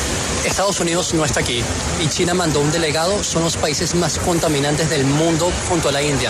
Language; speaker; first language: Spanish; native; Spanish